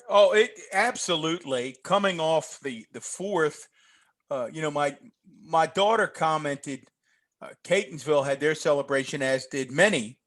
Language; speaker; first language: English; native; English